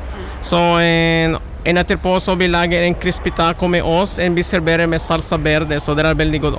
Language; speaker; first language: Norwegian; non-native, learner; Spanish